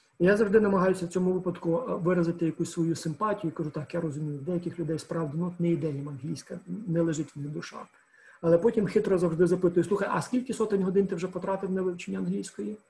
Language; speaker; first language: Ukrainian; native; Ukrainian